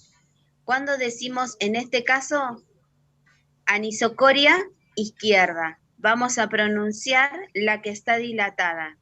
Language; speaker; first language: Spanish; native; Spanish